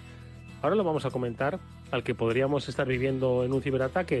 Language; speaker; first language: Spanish; native; Spanish